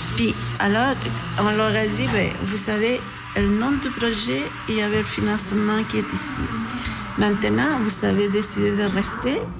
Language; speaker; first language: French; non-native, fluent; Spanish